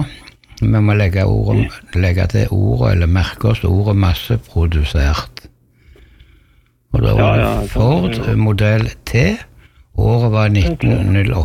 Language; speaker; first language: Norwegian; native; Norwegian